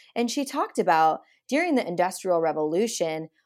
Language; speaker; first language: English; early bilingual, other home language; Hindi